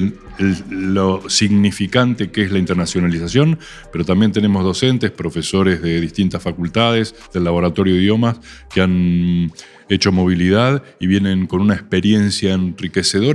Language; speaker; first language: Spanish; native; Spanish